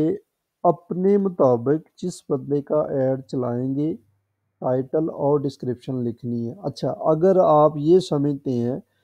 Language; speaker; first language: Urdu; non-native, local second language; Punjabi